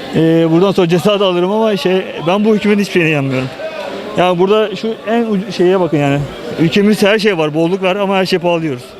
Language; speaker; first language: Turkish; native; Turkish